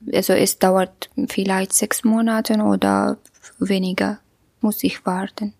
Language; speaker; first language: German; non-native, learner; Kurdish